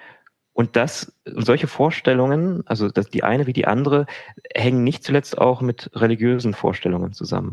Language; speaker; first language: German; native; German